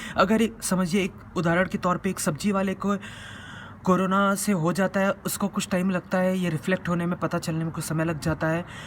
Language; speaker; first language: Hindi; native; Hindi